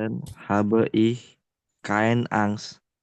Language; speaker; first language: German; non-native, learner; Indonesian